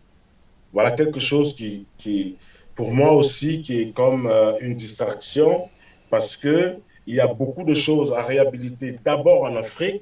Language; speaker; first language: French; non-native, local second language; Fang